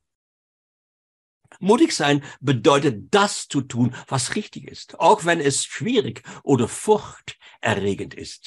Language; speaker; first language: German; non-native, fluent; French